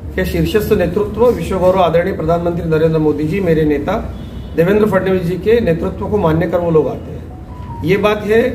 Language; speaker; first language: Hindi; non-native, local second language; Marathi